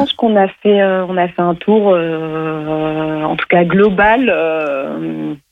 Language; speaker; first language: French; native; French